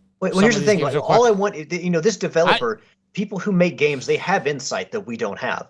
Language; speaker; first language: English; native; English